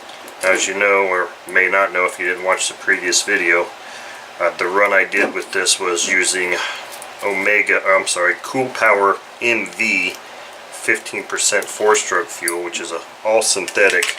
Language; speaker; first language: English; native; English